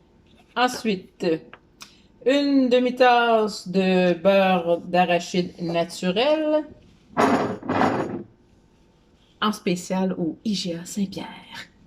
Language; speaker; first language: French; native; French